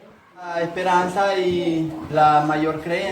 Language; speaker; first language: Spanish; native; Spanish